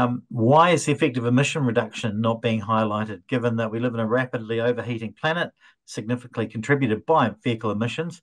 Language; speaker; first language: English; native; English